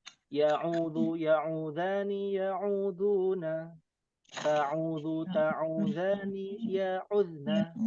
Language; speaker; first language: Arabic; non-native, fluent; Indonesian